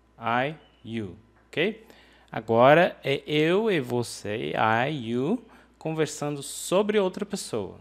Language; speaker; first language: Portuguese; native; Portuguese